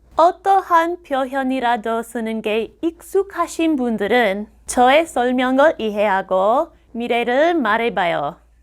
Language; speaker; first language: Korean; non-native, fluent; English